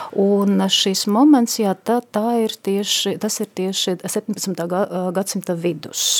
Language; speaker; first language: Latvian; non-native, local second language; Russian